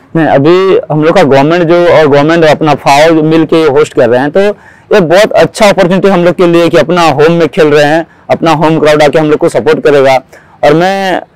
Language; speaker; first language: Hindi; non-native, local second language; Odia